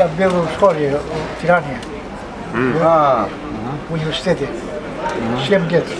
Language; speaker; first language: Russian; non-native, learner; Albanian